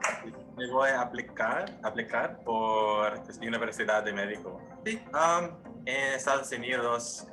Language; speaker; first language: Spanish; non-native, learner; English